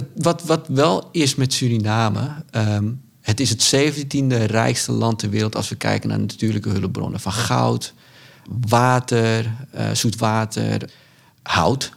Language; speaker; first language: Dutch; early bilingual, other home language; Sranan Tongo